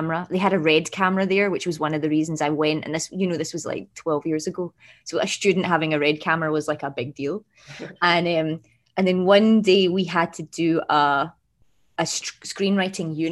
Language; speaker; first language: English; native; English